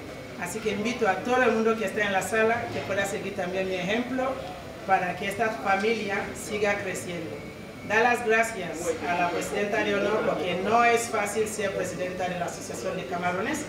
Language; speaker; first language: Spanish; non-native, fluent; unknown